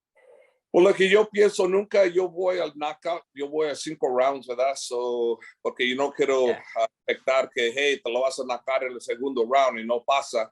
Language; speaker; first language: Spanish; early bilingual, heritage; English